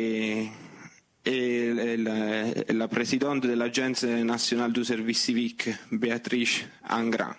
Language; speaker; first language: French; non-native, fluent; Italian